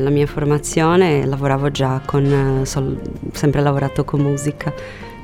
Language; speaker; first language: Italian; non-native, fluent; Portuguese